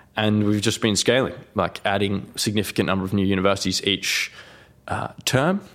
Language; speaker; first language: English; native; English